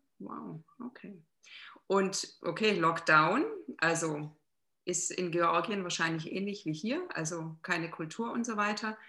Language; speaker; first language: German; native; German